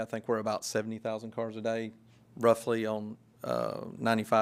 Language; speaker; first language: English; native; English